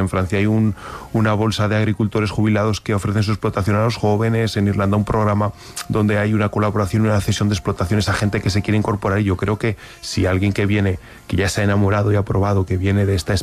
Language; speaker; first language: Spanish; native; Spanish